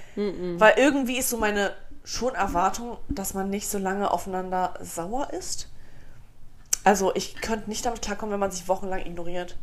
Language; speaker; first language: German; early bilingual, other home language; Bosnian